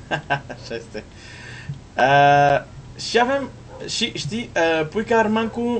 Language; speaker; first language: Romanian; non-native, learner; Portuguese